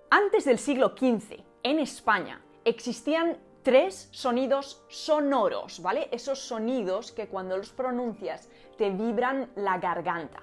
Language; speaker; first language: Spanish; native; Spanish